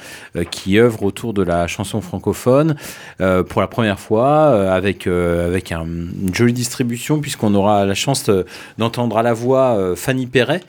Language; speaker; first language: French; native; French